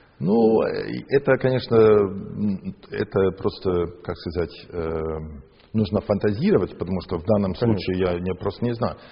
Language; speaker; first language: Russian; non-native, fluent; English